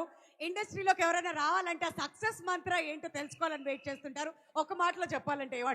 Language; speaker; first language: Telugu; native; Telugu